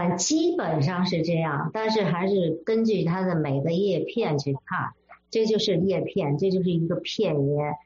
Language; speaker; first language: Chinese; native; Chinese